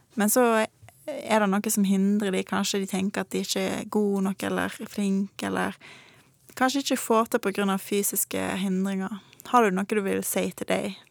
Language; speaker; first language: Norwegian; native; Norwegian